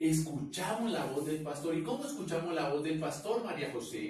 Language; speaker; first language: Spanish; native; Spanish